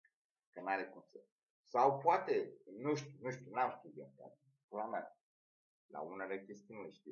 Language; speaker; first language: Romanian; native; Romanian